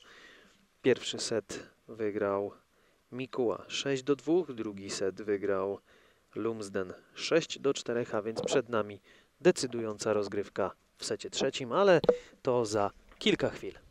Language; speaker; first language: Polish; native; Polish